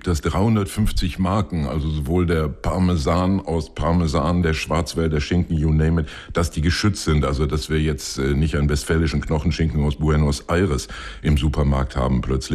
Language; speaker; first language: German; native; German